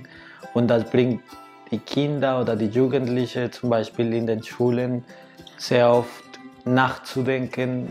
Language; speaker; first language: German; non-native, fluent; Spanish